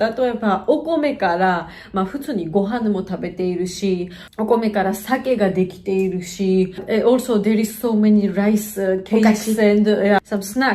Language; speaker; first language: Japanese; non-native, fluent; Georgian